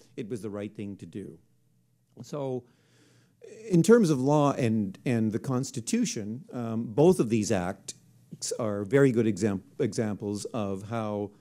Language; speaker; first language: English; native; English